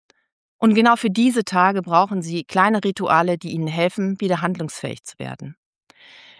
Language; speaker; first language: German; native; German